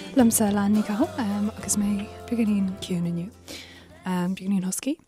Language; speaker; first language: Irish; non-native, local second language; English